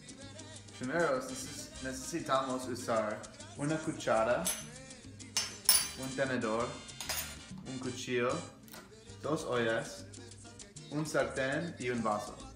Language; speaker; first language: Spanish; non-native, learner; English